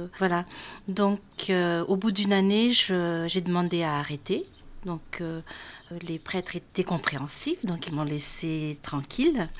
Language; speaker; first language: French; non-native, local second language; Malagasy